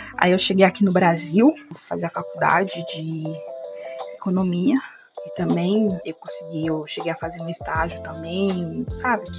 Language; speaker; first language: Portuguese; non-native, fluent; Haitian Creole